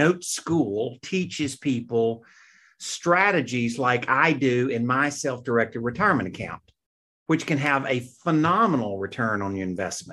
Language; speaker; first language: English; native; English